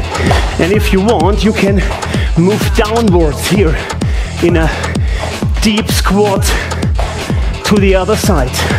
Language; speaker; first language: English; non-native, fluent; German